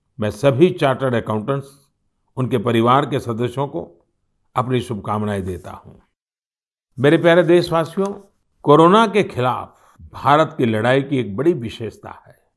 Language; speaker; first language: Hindi; non-native, local second language; Gujarati